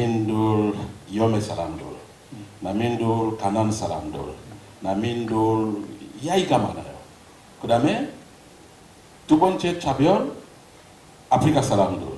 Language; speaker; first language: Korean; non-native, learner; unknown